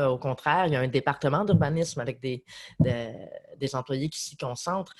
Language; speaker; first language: French; native; French